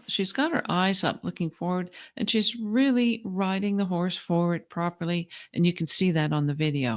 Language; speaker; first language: English; native; English